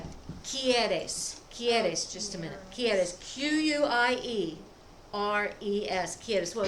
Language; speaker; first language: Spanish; non-native, fluent; English